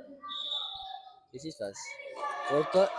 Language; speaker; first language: French; native; French